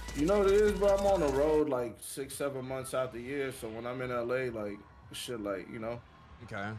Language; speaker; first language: English; native; English